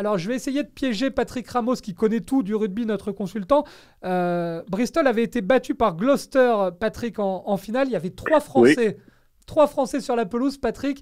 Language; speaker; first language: French; native; French